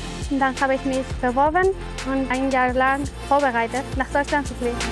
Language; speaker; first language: German; non-native, fluent; Spanish